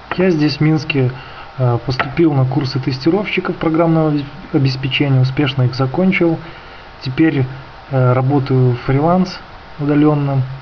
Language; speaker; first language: Russian; native; Russian